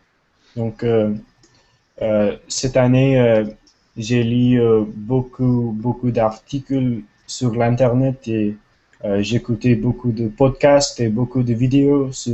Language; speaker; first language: French; non-native, learner; English